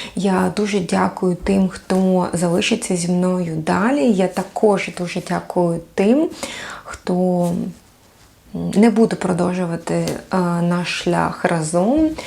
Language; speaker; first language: Ukrainian; non-native, local second language; Russian